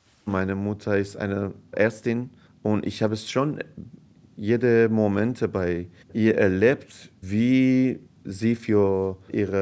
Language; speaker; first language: German; non-native, fluent; Persian